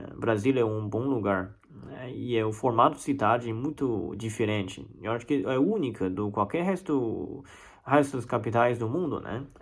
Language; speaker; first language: Portuguese; non-native, fluent; Chinese